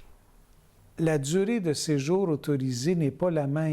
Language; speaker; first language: French; native; French